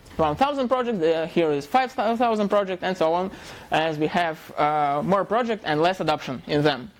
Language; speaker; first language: English; non-native, fluent; Russian